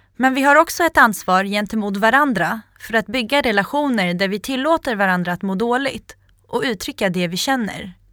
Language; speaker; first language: Swedish; native; Swedish